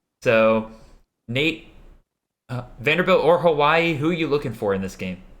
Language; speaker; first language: English; native; English